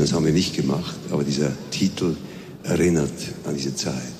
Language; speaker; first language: German; native; German